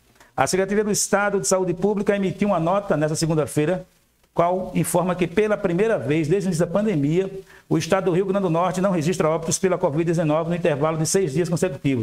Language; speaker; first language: Portuguese; native; Portuguese